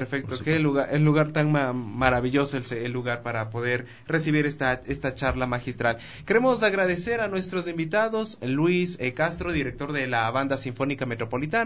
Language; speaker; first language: Spanish; native; Spanish